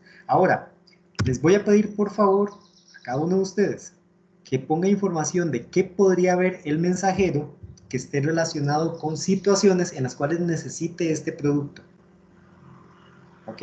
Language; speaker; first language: Spanish; native; Spanish